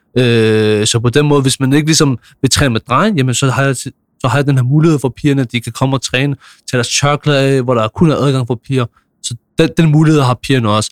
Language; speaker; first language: Danish; early bilingual, other home language; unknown